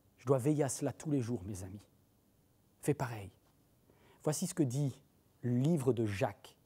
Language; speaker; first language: French; native; French